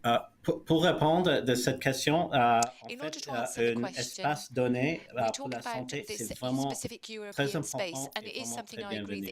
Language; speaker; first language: French; early bilingual, heritage; English